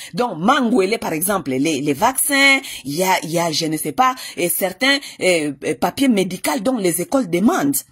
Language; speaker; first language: French; non-native, local second language; Lingala